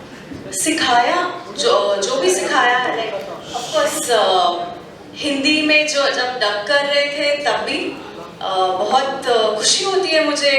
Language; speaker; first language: Hindi; non-native, local second language; Kannada